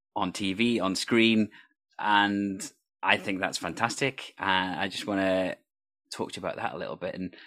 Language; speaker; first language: English; native; English